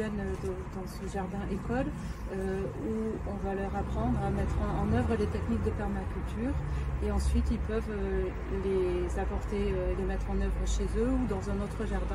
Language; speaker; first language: French; native; French